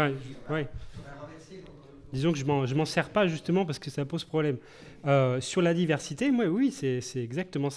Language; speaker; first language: French; native; French